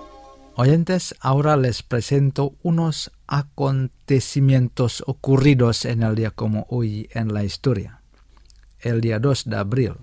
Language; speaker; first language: Spanish; non-native, fluent; Indonesian